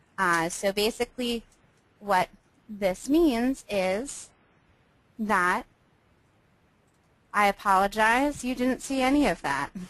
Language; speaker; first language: English; native; English